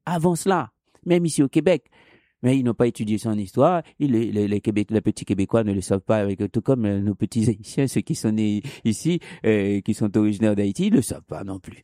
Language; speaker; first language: French; non-native, local second language; Haitian Creole